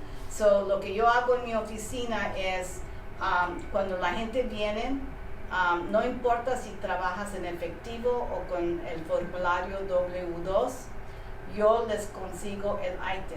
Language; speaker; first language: Spanish; early bilingual, heritage; Spanish